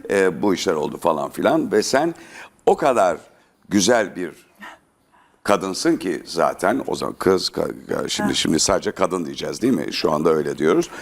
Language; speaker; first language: Turkish; native; Turkish